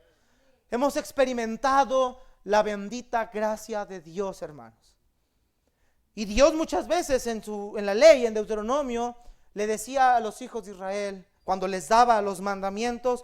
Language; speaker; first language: Spanish; native; Spanish